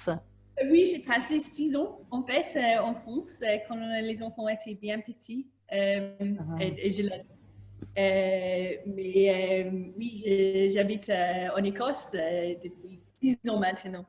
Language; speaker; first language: French; non-native, learner; English